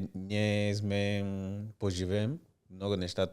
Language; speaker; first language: Bulgarian; non-native, learner; Portuguese